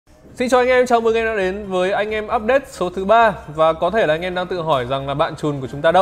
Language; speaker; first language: Vietnamese; native; Vietnamese